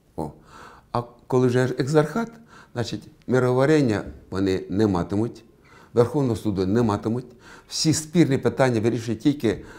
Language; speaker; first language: Ukrainian; native; Ukrainian